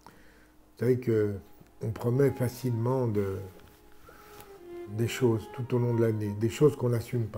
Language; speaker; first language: French; native; French